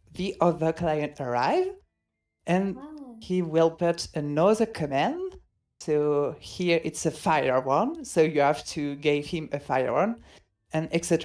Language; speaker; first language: English; non-native, fluent; French